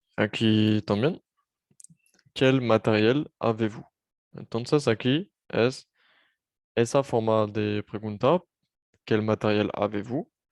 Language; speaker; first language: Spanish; non-native, learner; French